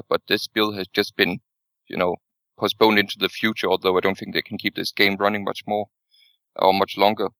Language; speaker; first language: English; non-native, fluent; Danish